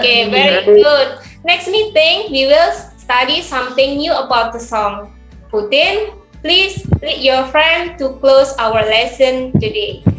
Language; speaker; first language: English; non-native, learner; Indonesian